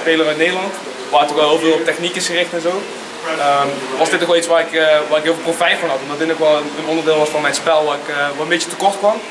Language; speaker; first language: Dutch; native; Dutch